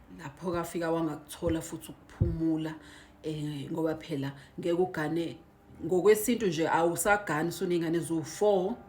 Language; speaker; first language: Zulu; native; Zulu